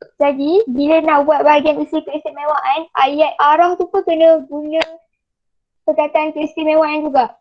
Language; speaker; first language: Malay; native; Malay